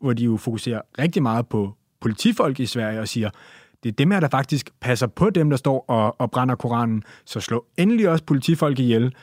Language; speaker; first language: Danish; native; Danish